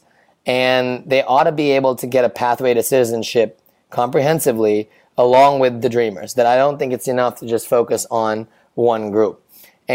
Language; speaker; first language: English; native; English